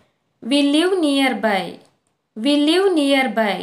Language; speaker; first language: English; non-native, local second language; Kannada